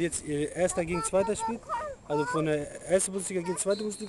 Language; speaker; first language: German; native; German